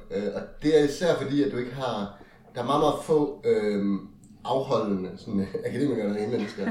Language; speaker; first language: Danish; native; Danish